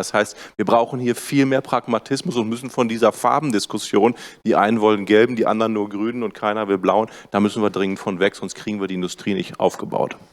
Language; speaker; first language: German; native; German